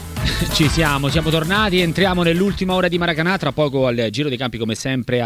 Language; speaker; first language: Italian; native; Italian